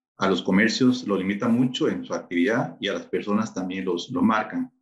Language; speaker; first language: Spanish; native; Spanish